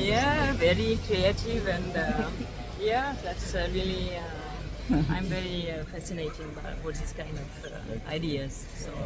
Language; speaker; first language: English; non-native, learner; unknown